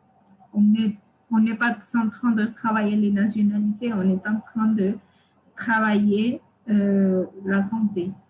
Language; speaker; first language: French; non-native, fluent; Spanish